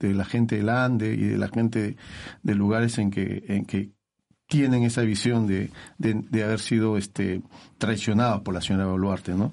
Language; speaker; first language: Spanish; native; Spanish